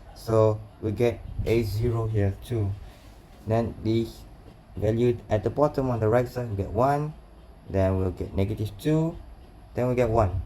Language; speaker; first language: English; non-native, local second language; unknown